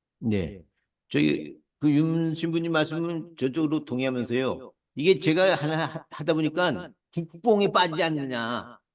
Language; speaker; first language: Korean; native; Korean